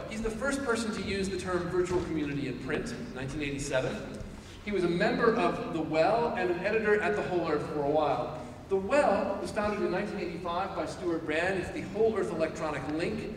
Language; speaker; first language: English; native; English